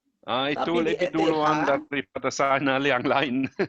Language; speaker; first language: Indonesian; non-native, learner; German